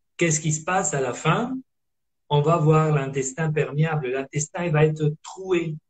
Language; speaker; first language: French; non-native, fluent; Italian